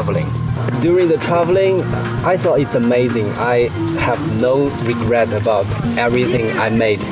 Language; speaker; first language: English; non-native, fluent; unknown